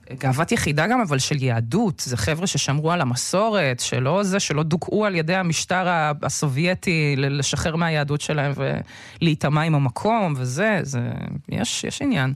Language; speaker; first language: Hebrew; early bilingual, other home language; Russian